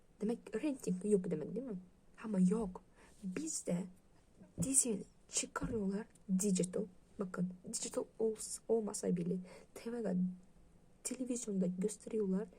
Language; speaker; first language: Turkish; non-native, learner; Russian